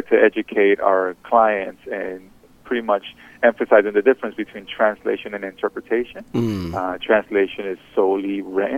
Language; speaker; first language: English; early bilingual, other home language; Spanish